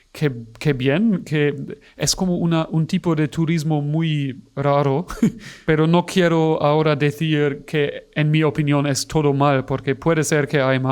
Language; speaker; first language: Spanish; non-native, fluent; German